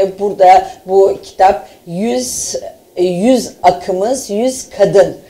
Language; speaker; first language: Turkish; native; Turkish